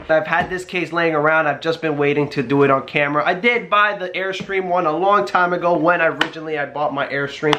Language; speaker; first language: English; native; English